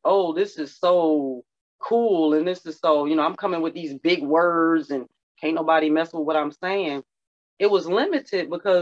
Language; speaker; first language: English; native; English